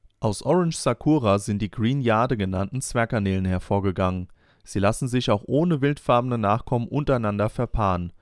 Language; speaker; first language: German; native; German